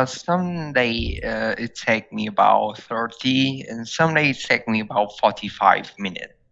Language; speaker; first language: English; non-native, learner; Vietnamese